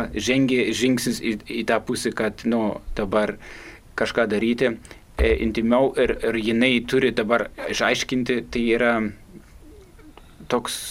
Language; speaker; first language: Lithuanian; non-native, fluent; German